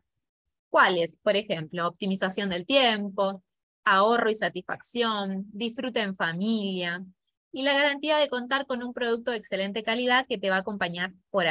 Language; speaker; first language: Spanish; native; Spanish